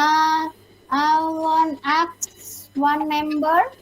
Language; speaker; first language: English; non-native, learner; Indonesian